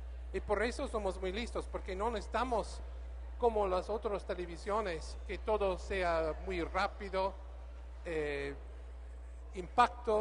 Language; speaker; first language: Spanish; non-native, learner; English